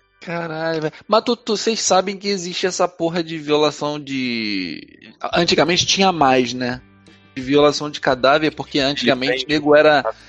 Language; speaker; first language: Portuguese; native; Portuguese